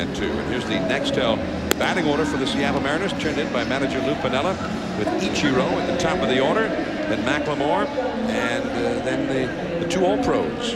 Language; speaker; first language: English; native; English